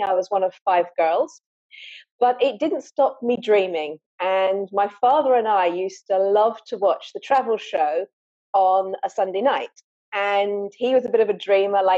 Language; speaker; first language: English; native; English